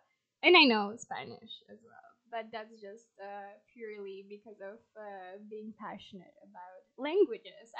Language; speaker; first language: English; non-native, fluent; Polish